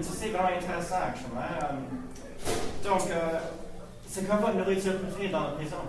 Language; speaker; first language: French; non-native, learner; English